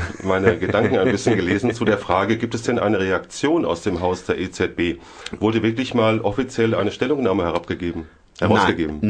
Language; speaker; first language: German; native; German